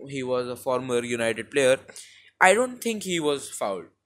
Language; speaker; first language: English; non-native, local second language; Hindi